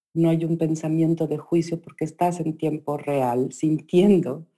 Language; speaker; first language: Spanish; native; Spanish